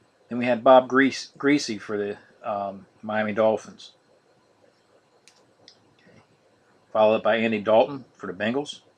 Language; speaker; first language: English; native; English